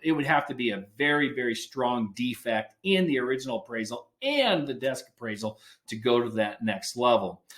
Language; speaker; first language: English; native; English